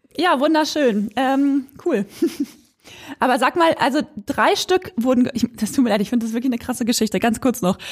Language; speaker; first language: German; native; German